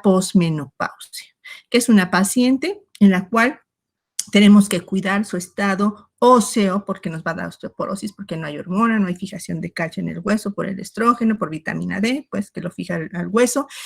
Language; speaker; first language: Spanish; native; Spanish